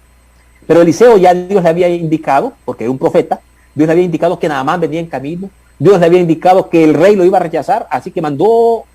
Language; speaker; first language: Spanish; native; Spanish